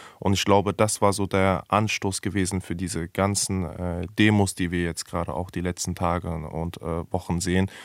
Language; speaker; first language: German; early bilingual, other home language; Persian